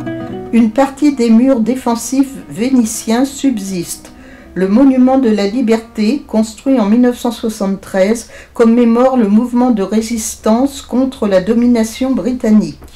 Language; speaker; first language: French; native; French